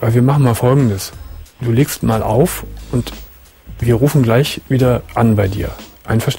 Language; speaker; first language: German; native; German